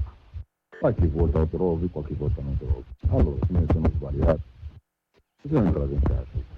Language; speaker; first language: Italian; non-native, learner; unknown